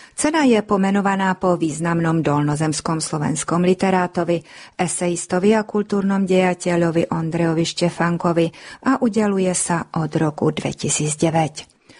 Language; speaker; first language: Slovak; early bilingual, heritage; Slovak